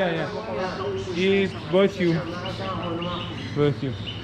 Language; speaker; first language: English; non-native, learner; Persian